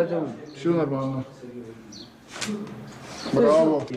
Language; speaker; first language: Russian; non-native, learner; French